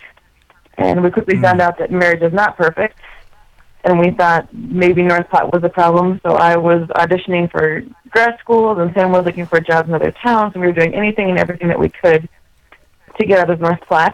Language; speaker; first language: English; native; English